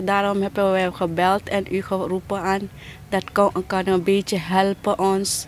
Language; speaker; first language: Dutch; non-native, local second language; Caribbean Hindustani